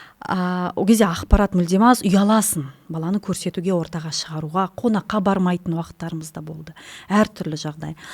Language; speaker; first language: Kazakh; non-native, local second language; Russian